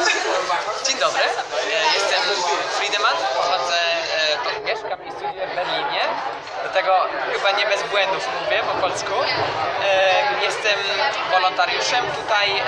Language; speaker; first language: Polish; non-native, fluent; German